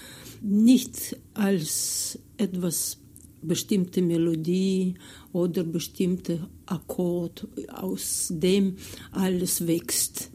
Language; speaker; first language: German; non-native, fluent; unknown